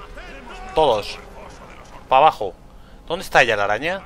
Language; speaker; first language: Spanish; native; Spanish